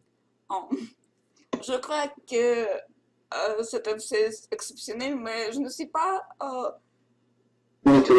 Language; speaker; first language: French; non-native, learner; Russian